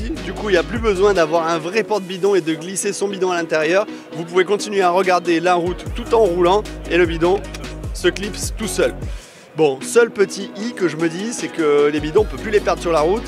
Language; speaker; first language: French; native; French